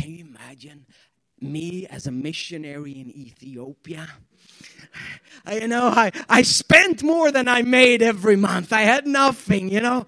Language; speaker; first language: English; non-native, fluent; Swedish